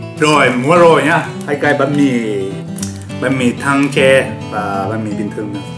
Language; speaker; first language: Vietnamese; non-native, learner; Japanese